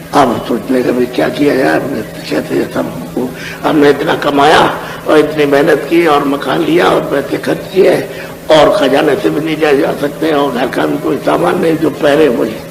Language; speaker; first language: Hindi; native; Hindi